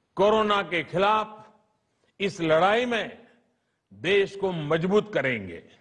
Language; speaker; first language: Hindi; non-native, local second language; Gujarati